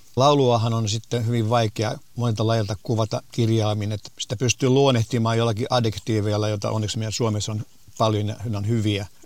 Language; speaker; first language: Finnish; native; Finnish